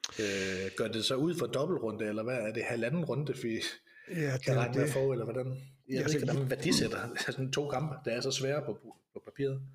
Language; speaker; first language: Danish; native; Danish